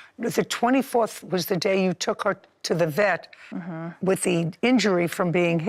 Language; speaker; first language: English; native; English